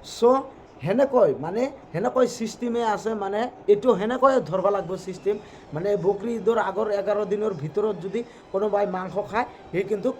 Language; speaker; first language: Assamese; non-native, local second language; Bangla